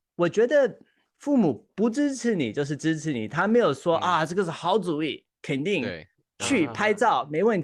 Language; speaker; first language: Chinese; early bilingual, heritage; Chinese